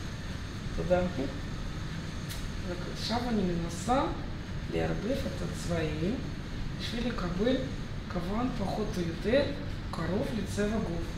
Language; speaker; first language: Hebrew; non-native, fluent; Russian